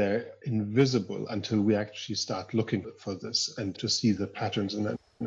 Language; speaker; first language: English; non-native, fluent; German